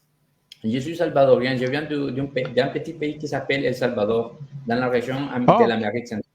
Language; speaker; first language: French; non-native, fluent; Spanish